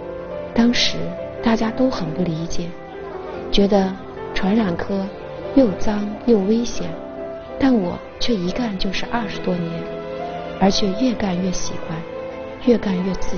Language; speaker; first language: Chinese; native; Chinese